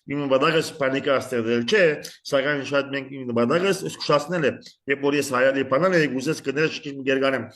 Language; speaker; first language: Armenian; early bilingual, heritage; Armenian